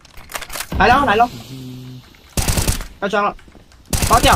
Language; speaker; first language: Chinese; native; Chinese